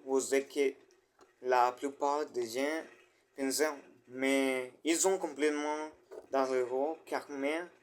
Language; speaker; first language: French; non-native, learner; Spanish